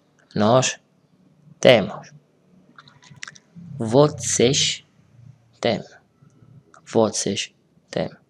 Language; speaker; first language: Portuguese; non-native, fluent; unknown